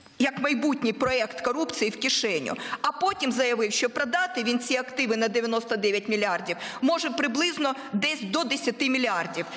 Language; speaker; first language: Ukrainian; non-native, local second language; Russian